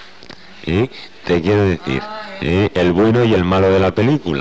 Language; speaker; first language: Spanish; native; Spanish